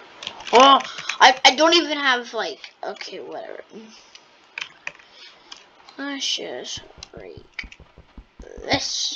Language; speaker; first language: English; native; English